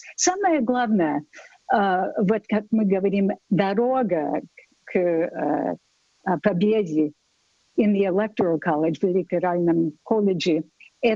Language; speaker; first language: Russian; non-native, fluent; English